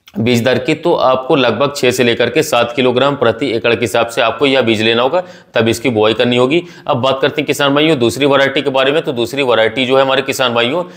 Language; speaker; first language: Hindi; native; Hindi